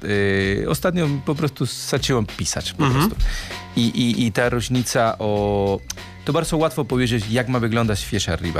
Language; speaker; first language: Polish; non-native, learner; Spanish